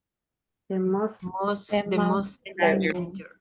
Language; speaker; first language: English; non-native, learner; Spanish